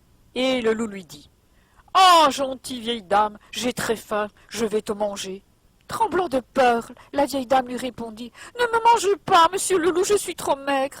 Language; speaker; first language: French; native; French